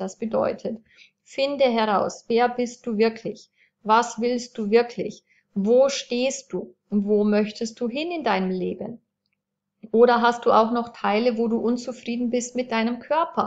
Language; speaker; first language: German; native; German